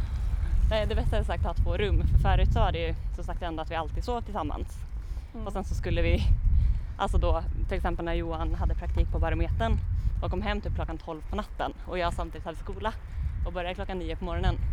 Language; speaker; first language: Swedish; native; Swedish